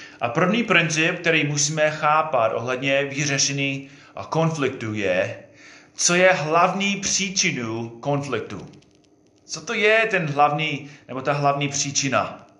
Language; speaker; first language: Czech; non-native, fluent; English